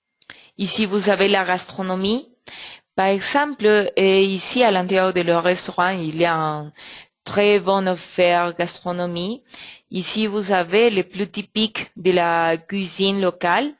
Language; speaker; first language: French; non-native, learner; Spanish